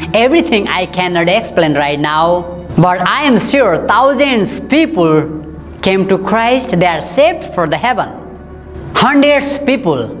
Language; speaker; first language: English; non-native, local second language; Nepali